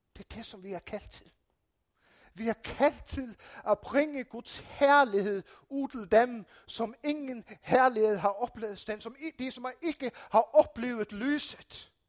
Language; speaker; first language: Danish; non-native, local second language; Faroese